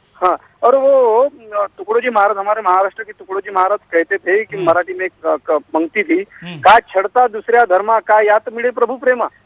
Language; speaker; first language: Hindi; non-native, local second language; Marathi